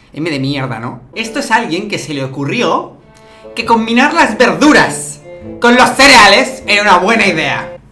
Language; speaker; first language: Spanish; native; Spanish